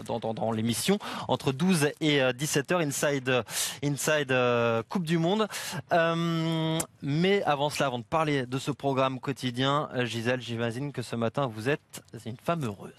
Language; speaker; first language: French; native; French